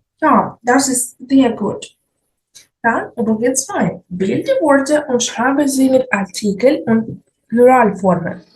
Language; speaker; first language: German; non-native, fluent; Ukrainian